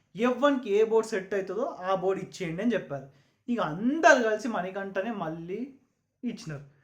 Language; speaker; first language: Telugu; non-native, local second language; Urdu